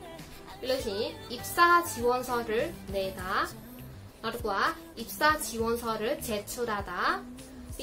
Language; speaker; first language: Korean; non-native, fluent; Burmese